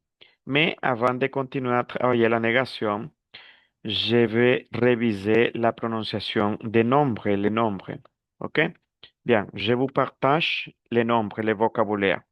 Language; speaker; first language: French; non-native, fluent; Spanish